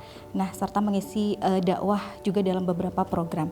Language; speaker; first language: Indonesian; native; Indonesian